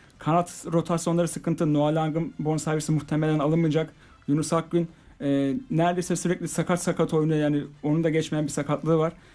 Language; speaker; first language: Turkish; native; Turkish